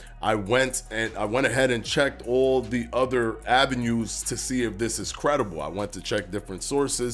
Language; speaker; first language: English; native; English